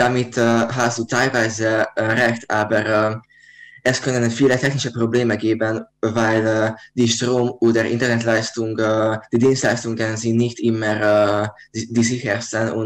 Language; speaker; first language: German; non-native, learner; Hungarian